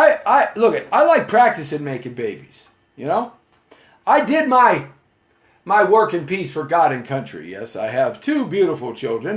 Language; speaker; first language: English; native; English